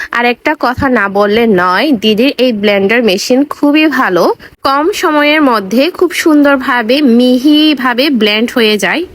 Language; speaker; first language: Bangla; non-native, local second language; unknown